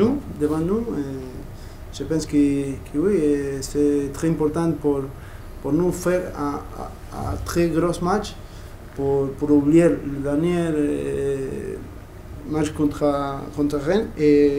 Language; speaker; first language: French; non-native, learner; Spanish